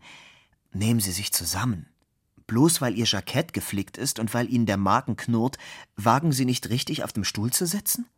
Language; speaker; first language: German; native; German